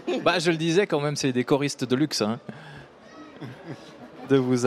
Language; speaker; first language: French; native; French